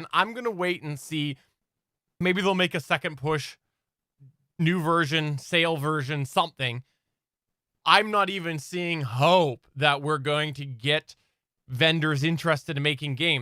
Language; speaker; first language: English; native; English